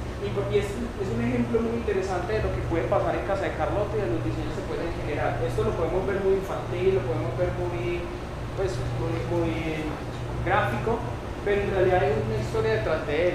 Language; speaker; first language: Spanish; native; Spanish